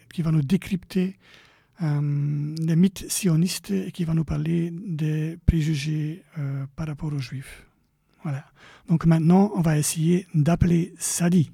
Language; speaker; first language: French; native; French